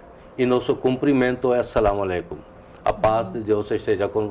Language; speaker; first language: Portuguese; non-native, learner; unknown